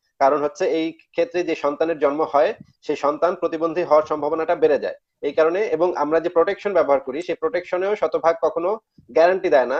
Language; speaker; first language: Bangla; native; Bangla